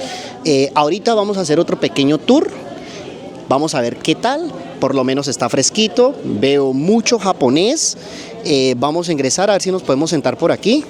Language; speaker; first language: Spanish; native; Spanish